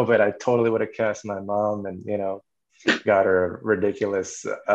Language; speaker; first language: English; native; English